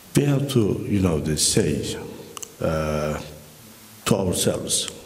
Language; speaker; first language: English; non-native, fluent; Turkish